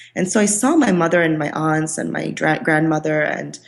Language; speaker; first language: English; non-native, local second language; Bangla